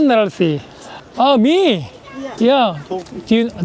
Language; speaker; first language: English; non-native, learner; Korean